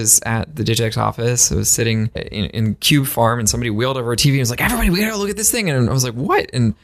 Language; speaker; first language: English; native; English